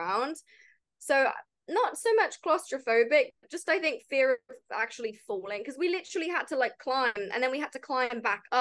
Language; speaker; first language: English; native; English